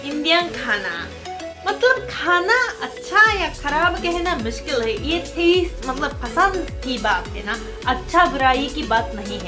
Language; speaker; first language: Hindi; non-native, fluent; Japanese